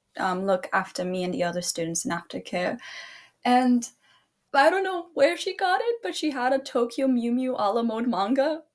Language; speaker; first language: English; early bilingual, other home language; Spanish